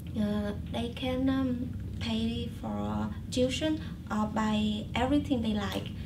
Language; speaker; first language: English; non-native, learner; Vietnamese